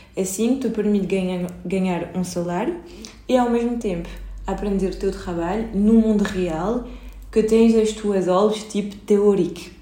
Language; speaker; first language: Portuguese; early bilingual, heritage; Portuguese